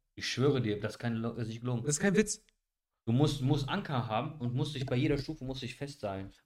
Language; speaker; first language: German; early bilingual, other home language; Bosnian